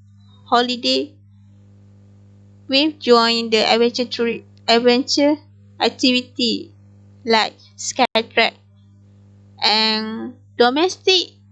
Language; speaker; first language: English; non-native, local second language; Malay